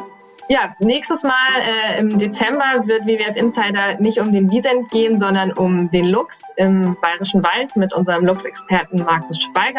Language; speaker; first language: German; native; German